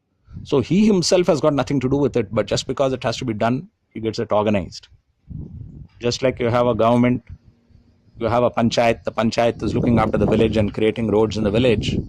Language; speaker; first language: English; non-native, local second language; Tamil